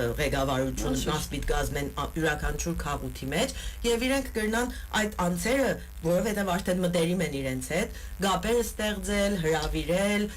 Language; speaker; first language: Armenian; early bilingual, heritage; Armenian